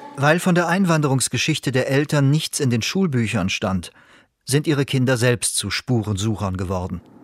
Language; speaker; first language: German; native; German